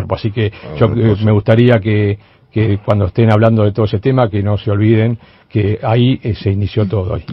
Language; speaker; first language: Spanish; native; Spanish